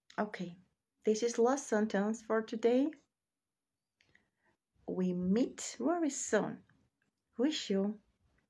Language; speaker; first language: English; non-native, learner; Georgian